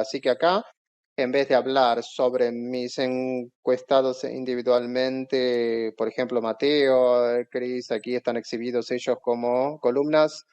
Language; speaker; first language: Spanish; non-native, fluent; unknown